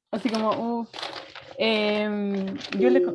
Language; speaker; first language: Spanish; native; Spanish